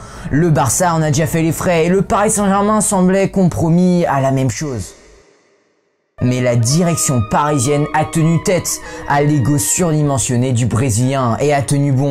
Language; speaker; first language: French; native; French